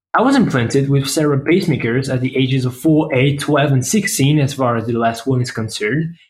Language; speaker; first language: English; non-native, fluent; French